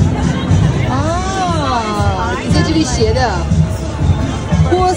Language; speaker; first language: Chinese; non-native, fluent; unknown